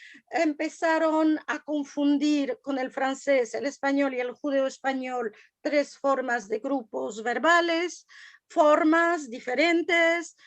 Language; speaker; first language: Spanish; non-native, fluent; French